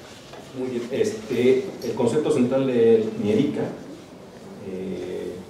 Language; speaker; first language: Spanish; native; Spanish